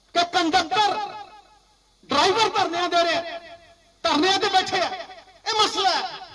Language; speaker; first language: Hindi; non-native, local second language; Punjabi